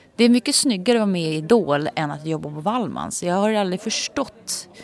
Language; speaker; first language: Swedish; native; Swedish